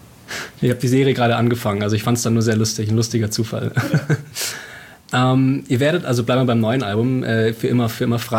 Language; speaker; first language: German; native; German